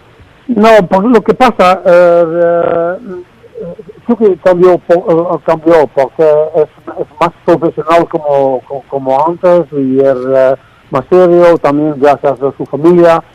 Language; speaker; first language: Spanish; non-native, fluent; Dutch